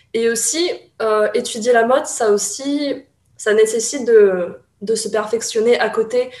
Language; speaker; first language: French; early bilingual, other home language; Chinese